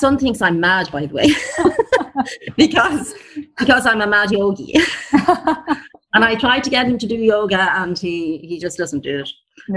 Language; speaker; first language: English; native; English